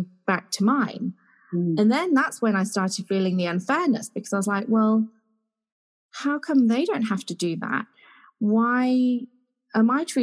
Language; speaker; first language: English; native; English